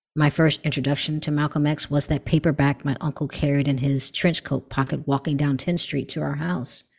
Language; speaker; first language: English; native; English